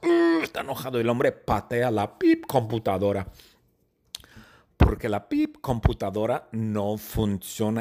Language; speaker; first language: Spanish; non-native, fluent; English